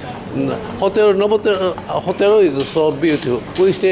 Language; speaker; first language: English; non-native, learner; Japanese